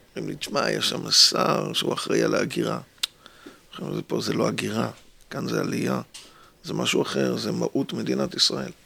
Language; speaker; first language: Hebrew; native; Hebrew